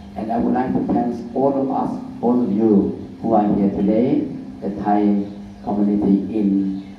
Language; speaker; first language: English; non-native, fluent; Thai